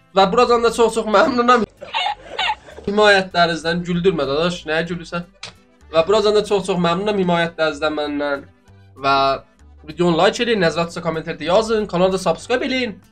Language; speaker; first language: Azerbaijani; native; Azerbaijani